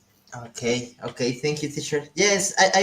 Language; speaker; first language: English; non-native, learner; Spanish